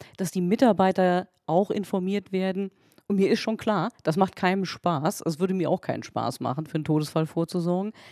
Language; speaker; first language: German; native; German